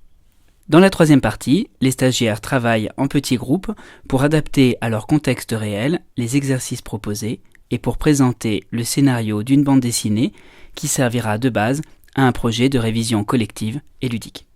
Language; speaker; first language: French; native; French